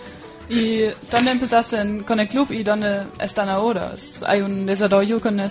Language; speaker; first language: Spanish; non-native, fluent; German